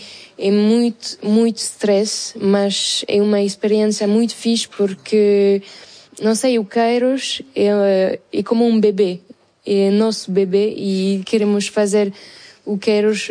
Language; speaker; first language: Portuguese; non-native, fluent; French